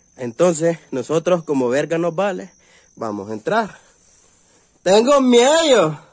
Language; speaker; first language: Spanish; native; Spanish